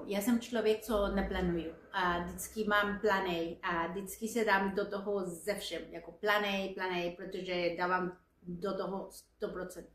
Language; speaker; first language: Czech; non-native, fluent; Spanish